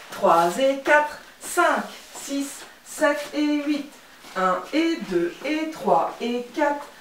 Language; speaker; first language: French; native; French